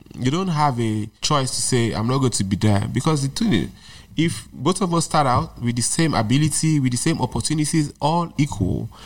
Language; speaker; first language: English; non-native, local second language; Yoruba